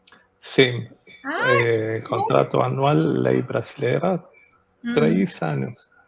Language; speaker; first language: Portuguese; non-native, learner; Spanish